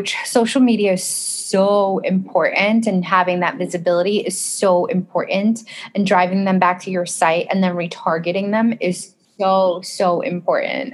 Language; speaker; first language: English; early bilingual, other home language; Spanish